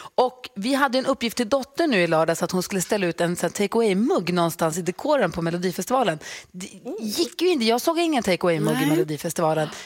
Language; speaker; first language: Swedish; native; Swedish